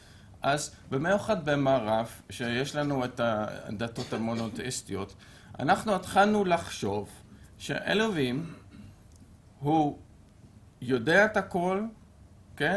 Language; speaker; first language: Hebrew; non-native, fluent; Dutch